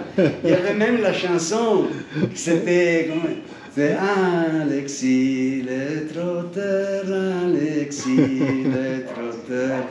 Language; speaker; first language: French; non-native, fluent; Italian